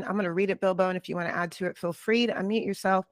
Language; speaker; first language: English; native; English